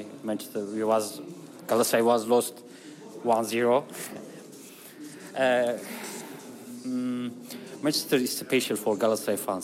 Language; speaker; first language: English; non-native, learner; Turkish